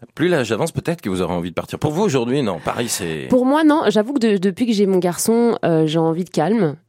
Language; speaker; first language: French; native; French